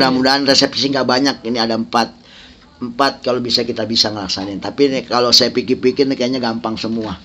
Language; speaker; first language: Indonesian; native; Indonesian